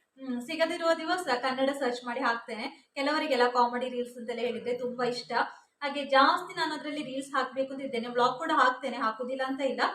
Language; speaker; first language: Kannada; non-native, local second language; Tulu